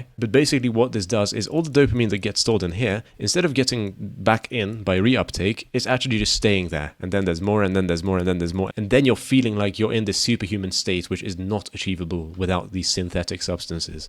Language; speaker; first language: English; native; English